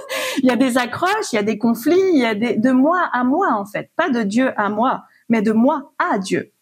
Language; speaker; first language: French; native; French